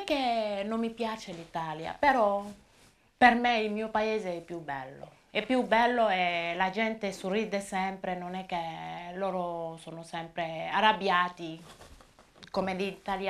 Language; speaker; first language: Italian; non-native, fluent; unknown